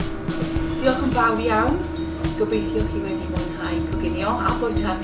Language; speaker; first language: Welsh; non-native, learner; English